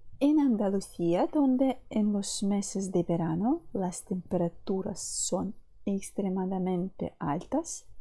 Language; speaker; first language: Spanish; non-native, fluent; Ukrainian